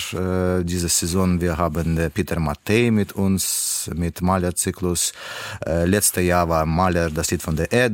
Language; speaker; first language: German; non-native, fluent; Russian